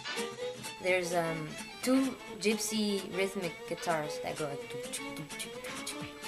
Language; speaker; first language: English; non-native, fluent; French